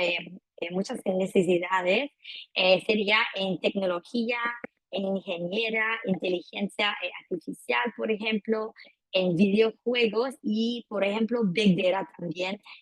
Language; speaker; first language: Spanish; non-native, fluent; French